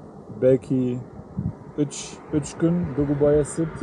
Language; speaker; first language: Turkish; non-native, learner; German